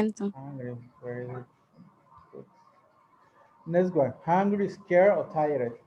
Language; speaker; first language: English; non-native, learner; Spanish